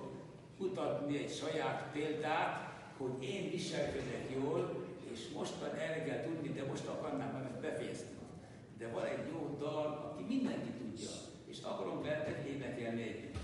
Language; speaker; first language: Hungarian; non-native, local second language; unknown